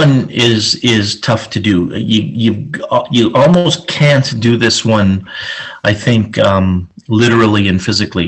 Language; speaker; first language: English; native; English